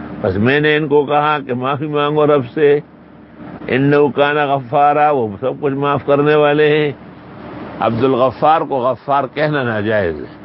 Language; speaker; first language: Urdu; non-native, local second language; Pashto